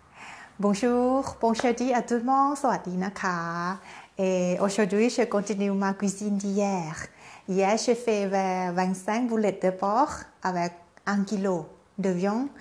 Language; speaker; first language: French; non-native, learner; Thai